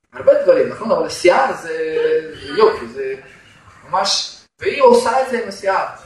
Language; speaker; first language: Hebrew; non-native, fluent; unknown